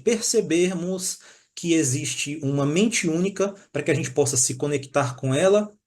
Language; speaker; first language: Portuguese; native; Portuguese